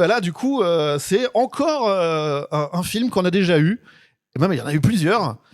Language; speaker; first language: French; native; French